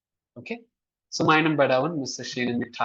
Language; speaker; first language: German; non-native, fluent; Malayalam